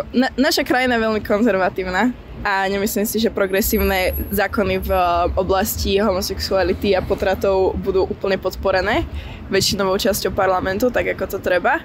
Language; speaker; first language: Slovak; native; Slovak